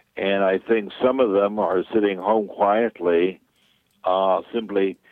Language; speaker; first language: English; native; English